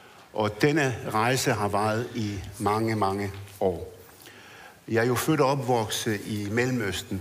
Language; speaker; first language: Danish; early bilingual, other home language; Arabic